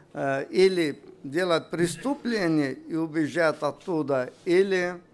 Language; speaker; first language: Russian; non-native, local second language; Armenian